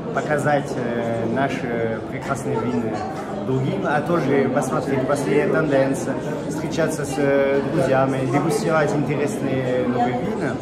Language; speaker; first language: Russian; non-native, fluent; French